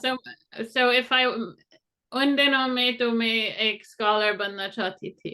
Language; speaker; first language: Hindi; non-native, fluent; English